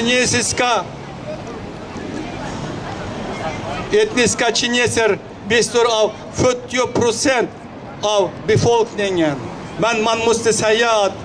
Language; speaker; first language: Swedish; non-native, fluent; Uyghur